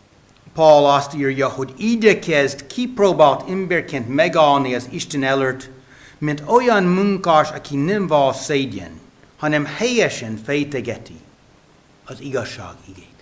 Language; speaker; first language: Hungarian; non-native, fluent; English